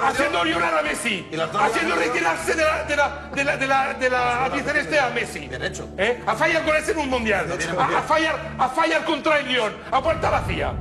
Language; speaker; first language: Spanish; native; Spanish